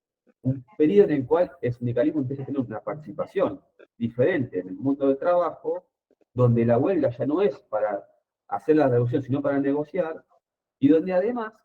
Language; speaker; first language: Spanish; native; Spanish